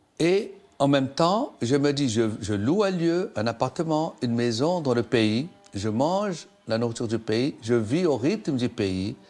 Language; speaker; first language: French; non-native, local second language; Arabic